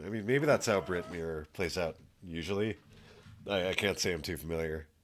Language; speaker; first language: English; native; English